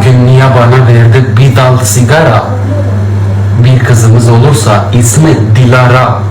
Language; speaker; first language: Turkish; native; Turkish